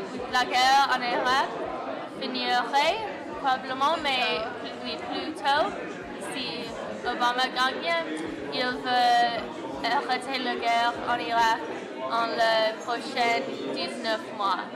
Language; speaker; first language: French; non-native, learner; English